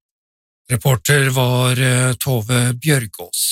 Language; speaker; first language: Norwegian; native; Norwegian